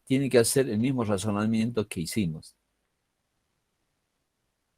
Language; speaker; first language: Spanish; native; Spanish